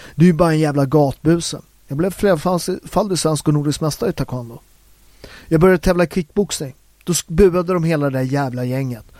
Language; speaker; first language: Swedish; early bilingual, other home language; Italian